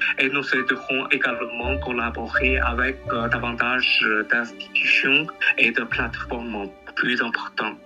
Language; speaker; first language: French; non-native, fluent; Chinese